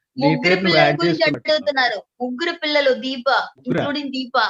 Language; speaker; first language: Telugu; non-native, learner; Malayalam